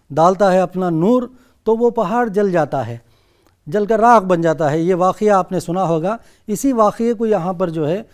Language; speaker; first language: Urdu; native; Urdu